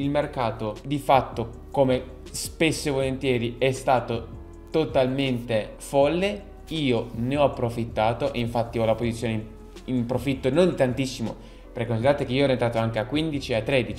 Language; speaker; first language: Italian; native; Italian